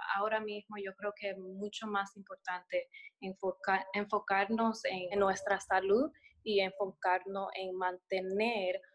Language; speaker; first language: Spanish; early bilingual, heritage; Spanish